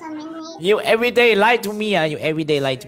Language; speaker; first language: English; non-native, learner; Chinese